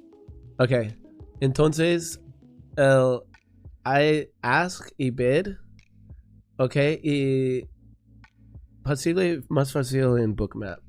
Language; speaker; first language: Spanish; non-native, learner; English